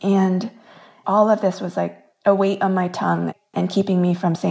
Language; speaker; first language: English; early bilingual, other home language; Korean